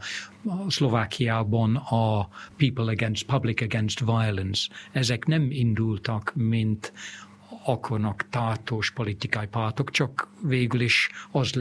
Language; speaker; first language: Hungarian; non-native, fluent; English